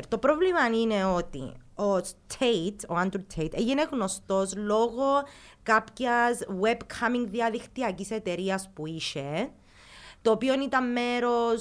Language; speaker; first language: Greek; early bilingual, heritage; Greek